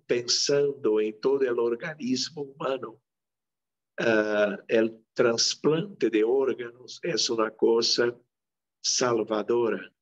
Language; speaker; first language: Spanish; non-native, local second language; Portuguese